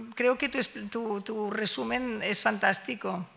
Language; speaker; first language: Spanish; non-native, local second language; Catalan